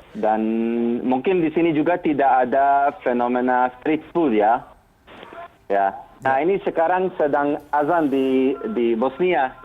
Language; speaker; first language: Indonesian; non-native, fluent; Bosnian